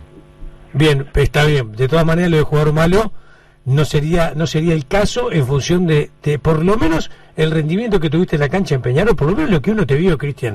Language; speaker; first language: Spanish; native; Spanish